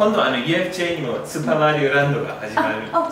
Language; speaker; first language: Japanese; non-native, fluent; English